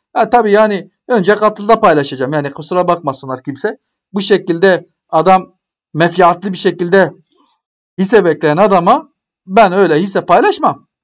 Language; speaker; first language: Turkish; native; Turkish